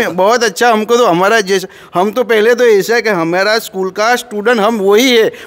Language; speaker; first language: Hindi; non-native, local second language; Gujarati